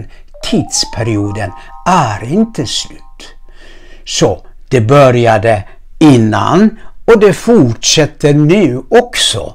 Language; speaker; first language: Swedish; non-native, fluent; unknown